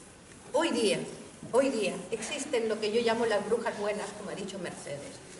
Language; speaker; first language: Spanish; native; Spanish